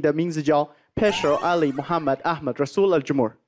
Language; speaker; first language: Chinese; non-native, fluent; Arabic